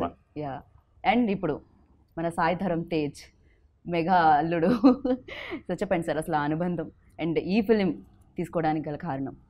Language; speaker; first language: Telugu; native; Telugu